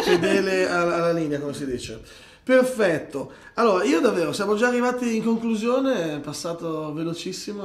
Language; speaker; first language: Italian; native; Italian